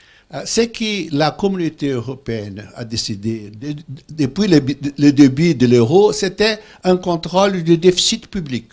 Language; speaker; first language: French; non-native, fluent; Portuguese